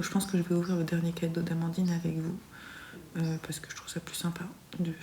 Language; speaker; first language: French; native; French